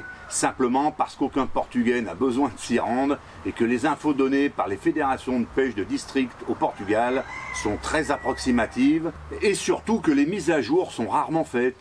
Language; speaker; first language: French; native; French